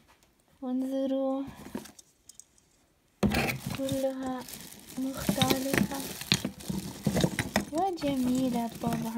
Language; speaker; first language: Arabic; non-native, fluent; Ukrainian